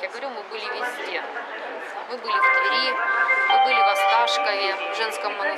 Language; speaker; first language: Russian; native; Russian